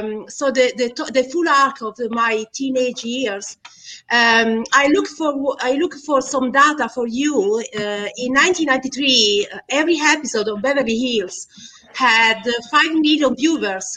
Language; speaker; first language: English; non-native, fluent; Italian